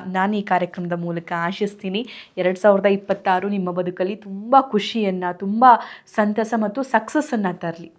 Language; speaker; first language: Kannada; native; Kannada